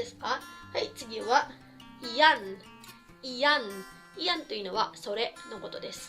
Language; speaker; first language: Japanese; non-native, fluent; Filipino